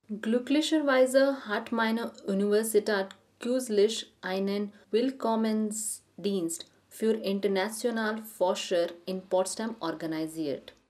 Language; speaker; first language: German; non-native, learner; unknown